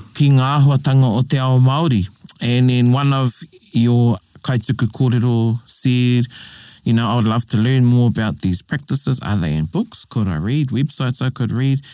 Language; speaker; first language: English; native; English